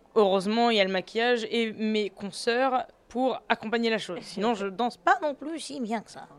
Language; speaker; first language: French; native; French